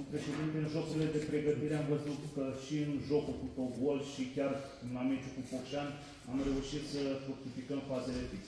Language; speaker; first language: Romanian; native; Romanian